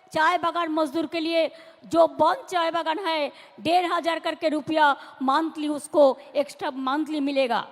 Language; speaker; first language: Hindi; non-native, local second language; Bangla